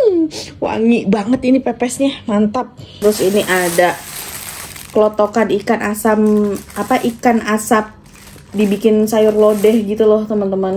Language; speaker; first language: Indonesian; native; Indonesian